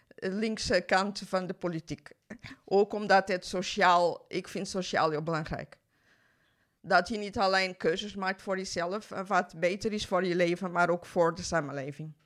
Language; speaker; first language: Dutch; non-native, fluent; Portuguese